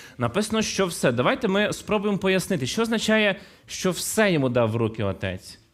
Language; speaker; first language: Ukrainian; non-native, local second language; Russian